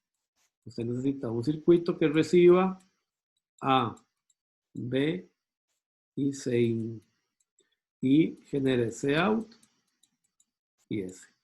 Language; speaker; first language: Spanish; native; Spanish